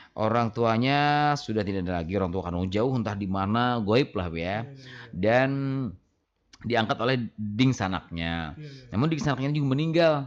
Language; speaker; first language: Indonesian; native; Indonesian